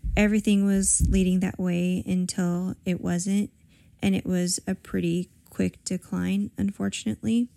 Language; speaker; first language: English; native; English